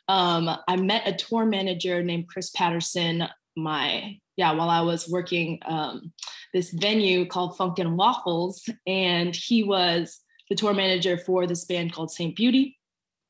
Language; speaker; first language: English; native; English